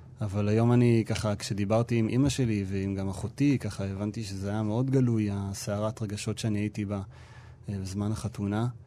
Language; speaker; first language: Hebrew; native; Hebrew